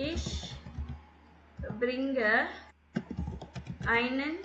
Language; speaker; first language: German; non-native, learner; Tamil